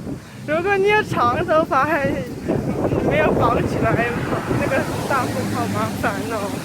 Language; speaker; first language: Chinese; early bilingual, heritage; Chinese